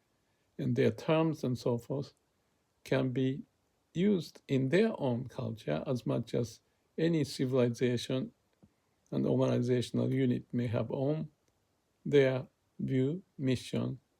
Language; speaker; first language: English; non-native, fluent; Japanese